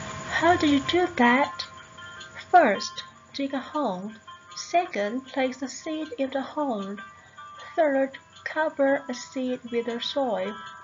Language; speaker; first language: English; non-native, fluent; Thai